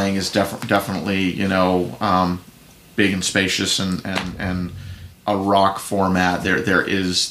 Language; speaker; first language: English; native; English